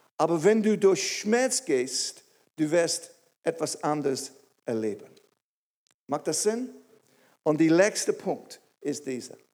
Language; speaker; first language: German; non-native, fluent; English